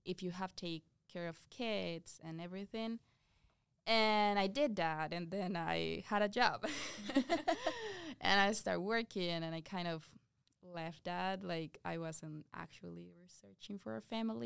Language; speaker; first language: English; non-native, fluent; Spanish